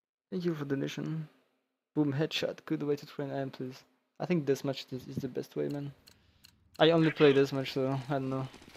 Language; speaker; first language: English; non-native, fluent; French